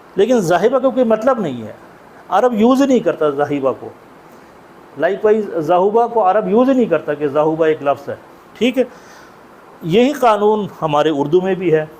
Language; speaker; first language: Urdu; native; Urdu